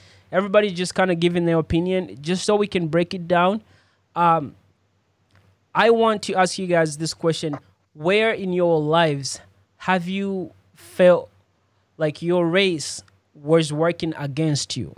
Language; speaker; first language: English; non-native, local second language; Ganda